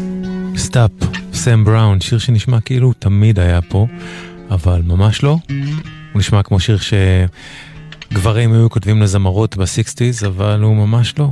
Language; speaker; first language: Hebrew; native; Hebrew